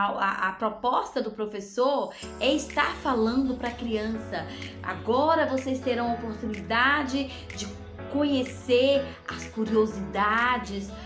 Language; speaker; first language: Portuguese; native; Portuguese